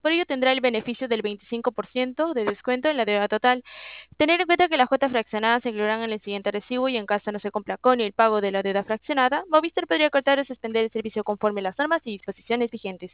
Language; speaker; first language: Spanish; native; Spanish